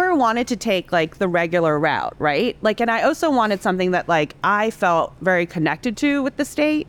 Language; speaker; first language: English; non-native, local second language; Cantonese